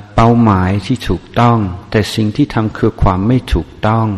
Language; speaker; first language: Thai; non-native, fluent; English